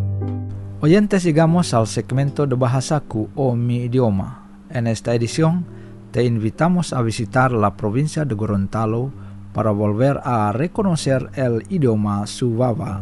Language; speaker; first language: Spanish; non-native, fluent; Indonesian